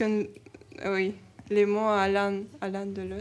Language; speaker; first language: French; non-native, learner; Ukrainian